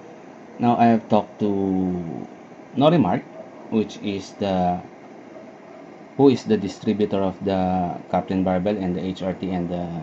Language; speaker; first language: English; non-native, local second language; Filipino